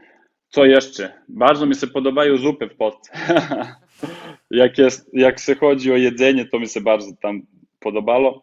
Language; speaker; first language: Polish; non-native, fluent; Serbian